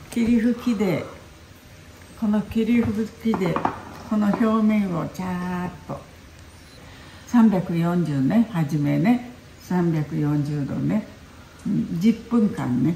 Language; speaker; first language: Japanese; early bilingual, heritage; Japanese